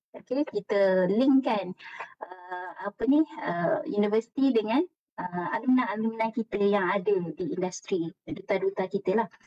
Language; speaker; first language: Malay; native; Malay